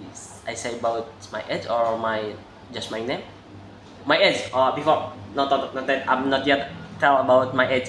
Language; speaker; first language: English; non-native, learner; Indonesian